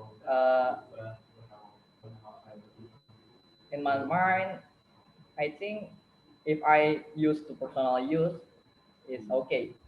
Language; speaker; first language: English; non-native, learner; Indonesian